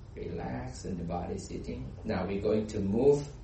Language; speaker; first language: English; non-native, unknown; Thai